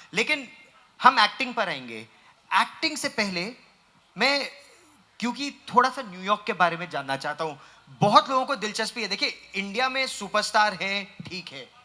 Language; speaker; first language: Hindi; native; Hindi